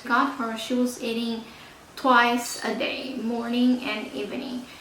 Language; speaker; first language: English; non-native, fluent; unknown